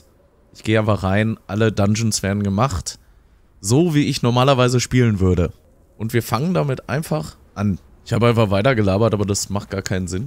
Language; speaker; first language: German; native; German